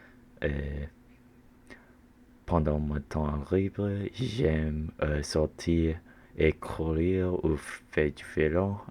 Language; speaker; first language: French; non-native, learner; English